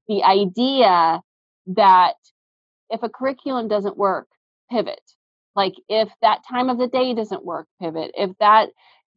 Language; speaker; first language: English; native; English